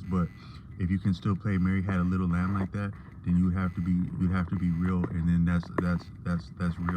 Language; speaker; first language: English; native; English